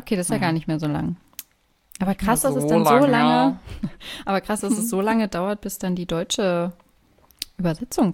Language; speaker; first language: German; native; German